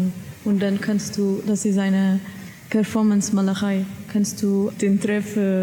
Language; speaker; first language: German; non-native, learner; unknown